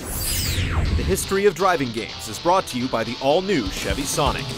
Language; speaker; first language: English; native; English